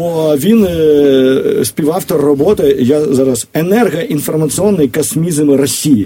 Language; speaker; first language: Ukrainian; native; Ukrainian